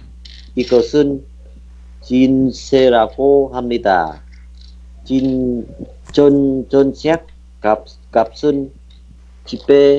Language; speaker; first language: Korean; non-native, learner; Vietnamese